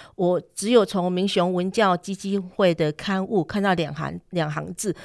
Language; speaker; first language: Chinese; native; Chinese